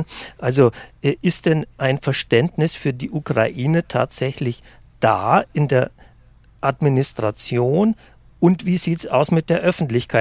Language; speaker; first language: German; native; German